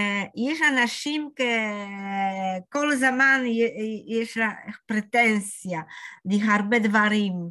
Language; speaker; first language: Hebrew; non-native, fluent; Polish